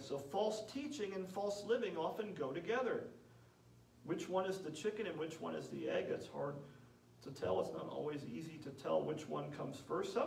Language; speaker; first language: English; native; English